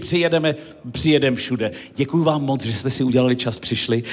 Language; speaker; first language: Czech; native; Czech